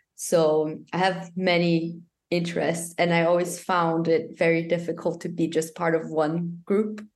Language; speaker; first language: English; non-native, fluent; Portuguese